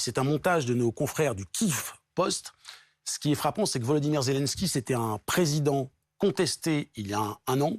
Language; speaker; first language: French; native; French